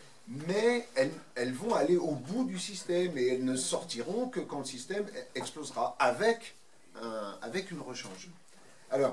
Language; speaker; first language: French; native; French